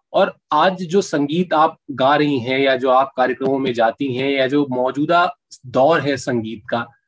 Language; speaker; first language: Hindi; native; Hindi